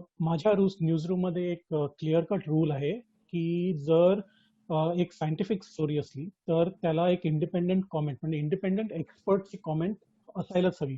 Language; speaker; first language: Marathi; native; Marathi